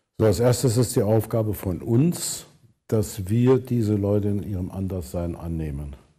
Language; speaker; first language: German; native; German